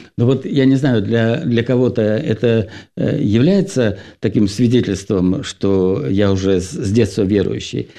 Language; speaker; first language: Russian; non-native, local second language; Finnish